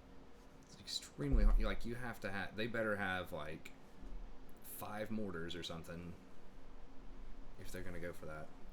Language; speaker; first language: English; native; English